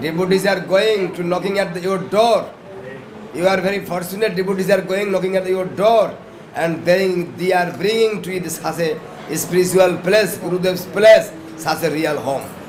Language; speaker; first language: English; non-native, local second language; Bangla